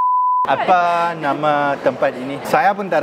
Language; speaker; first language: Malay; native; Malay